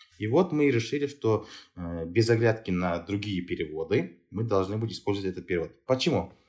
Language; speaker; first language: Russian; non-native, local second language; Kazakh